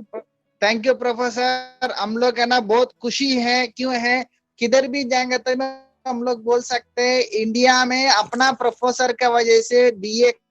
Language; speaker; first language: Hindi; non-native, local second language; Tamil